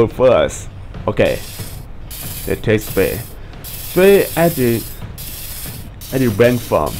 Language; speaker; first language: English; non-native, learner; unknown